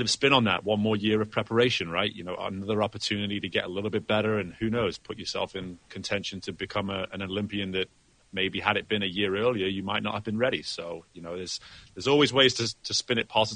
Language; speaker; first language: English; native; English